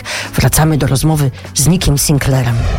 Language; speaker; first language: Polish; native; Polish